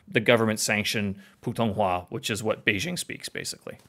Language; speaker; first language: English; native; English